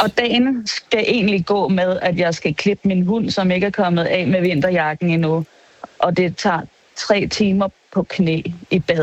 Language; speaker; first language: Danish; native; Danish